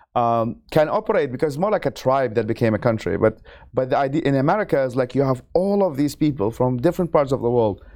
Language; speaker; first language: English; non-native, fluent; Arabic